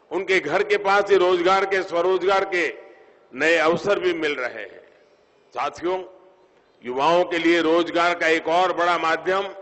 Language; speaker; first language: Hindi; non-native, local second language; Gujarati